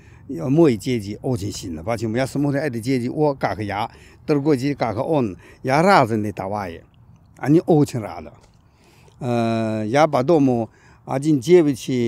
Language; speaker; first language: Russian; non-native, learner; Chinese